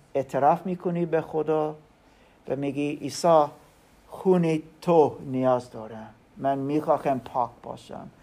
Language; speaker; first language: Persian; non-native, learner; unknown